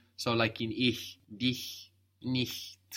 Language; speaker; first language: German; non-native, fluent; English